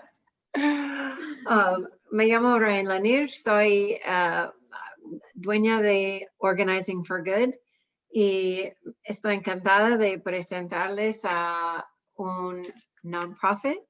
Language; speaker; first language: Spanish; non-native, learner; English